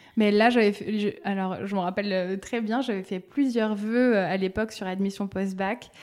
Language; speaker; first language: French; native; French